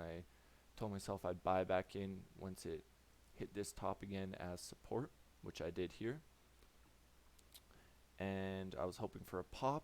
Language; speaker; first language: English; native; English